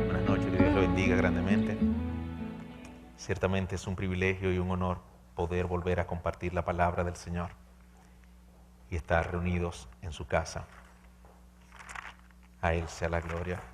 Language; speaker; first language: Spanish; native; Spanish